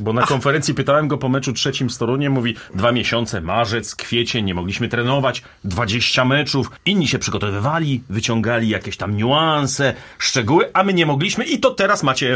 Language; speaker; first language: Polish; native; Polish